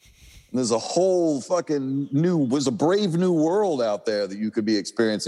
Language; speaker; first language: English; native; English